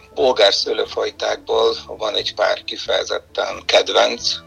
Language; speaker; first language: Hungarian; non-native, fluent; Bulgarian